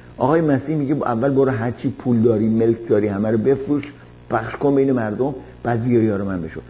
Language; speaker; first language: Persian; native; Persian